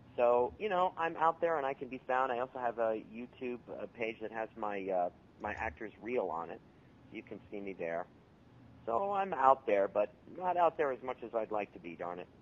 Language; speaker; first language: English; native; English